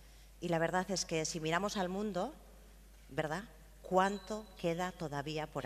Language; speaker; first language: Spanish; native; Spanish